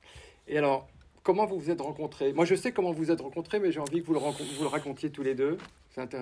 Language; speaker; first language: French; native; French